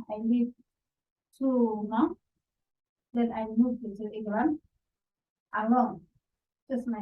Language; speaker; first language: English; non-native, learner; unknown